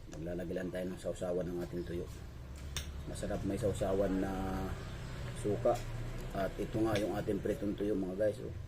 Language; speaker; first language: Filipino; non-native, local second language; Cebuano